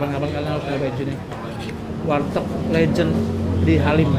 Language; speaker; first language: Indonesian; native; Indonesian